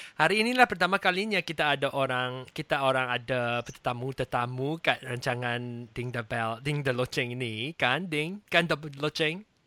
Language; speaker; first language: Malay; non-native, local second language; Chinese